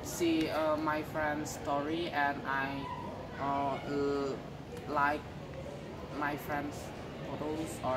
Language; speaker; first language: English; non-native, learner; Indonesian